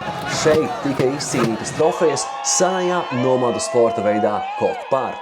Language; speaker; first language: Latvian; native; Latvian